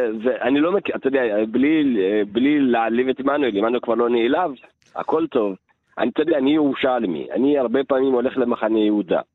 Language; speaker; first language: Hebrew; early bilingual, other home language; Amharic